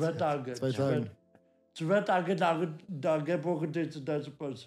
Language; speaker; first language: German; non-native, learner; Polish